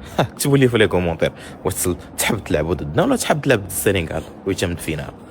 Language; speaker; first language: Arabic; native; Arabic